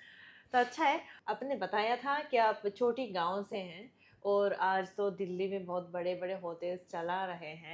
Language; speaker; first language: Hindi; non-native, fluent; Japanese